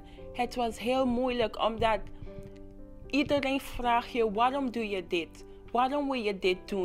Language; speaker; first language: Dutch; non-native, local second language; English